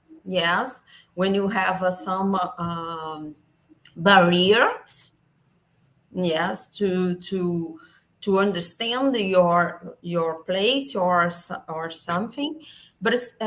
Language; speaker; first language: English; non-native, learner; Portuguese